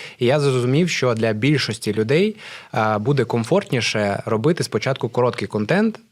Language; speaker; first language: Ukrainian; non-native, local second language; Russian